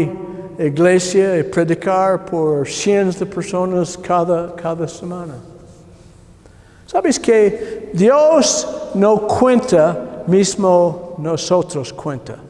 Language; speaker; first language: Spanish; non-native, learner; English